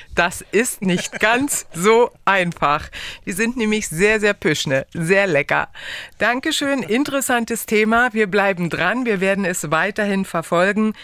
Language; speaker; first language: German; native; German